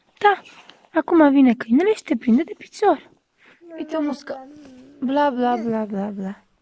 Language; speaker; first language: Romanian; native; Romanian